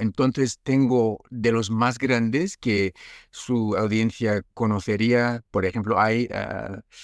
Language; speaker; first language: Spanish; non-native, fluent; French